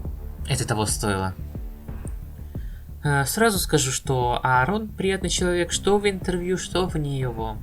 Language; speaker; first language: Russian; native; Russian